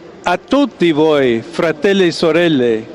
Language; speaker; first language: Italian; non-native, fluent; English